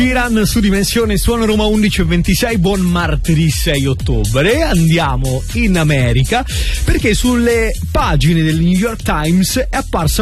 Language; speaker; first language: Italian; native; Italian